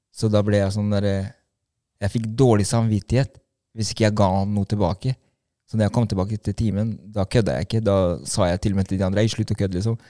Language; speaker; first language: Norwegian; early bilingual, other home language; Albanian